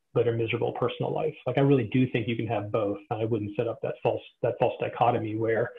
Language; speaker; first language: English; native; English